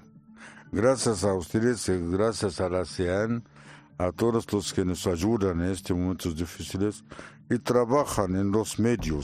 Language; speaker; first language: Spanish; non-native, learner; Arabic